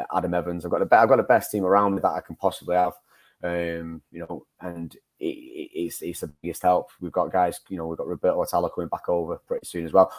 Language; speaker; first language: English; native; English